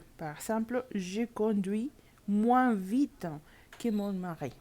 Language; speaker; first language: French; non-native, learner; Spanish